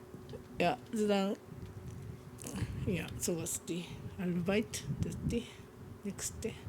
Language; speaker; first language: German; non-native, learner; Japanese